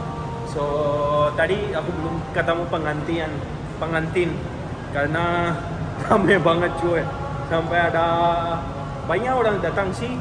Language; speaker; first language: Indonesian; non-native, fluent; Urdu